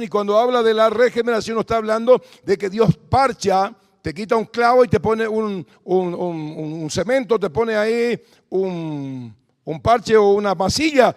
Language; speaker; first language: Spanish; native; Spanish